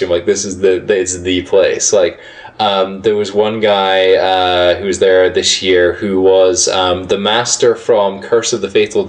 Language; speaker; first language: English; native; English